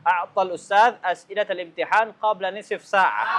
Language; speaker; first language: Arabic; non-native, fluent; Indonesian